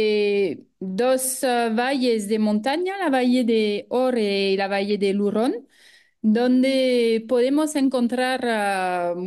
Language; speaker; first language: Spanish; non-native, fluent; French